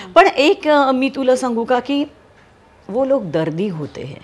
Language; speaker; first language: Hindi; non-native, local second language; Marathi